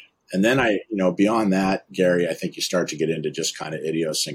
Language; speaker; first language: English; native; English